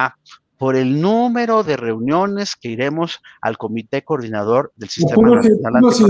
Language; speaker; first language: Spanish; native; Spanish